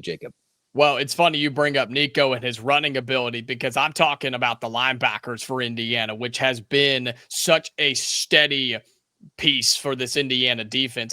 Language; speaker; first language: English; native; English